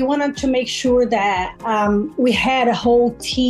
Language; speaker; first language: English; non-native, fluent; Portuguese